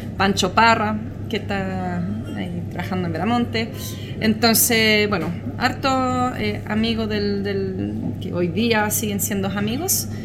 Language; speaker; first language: Spanish; non-native, fluent; French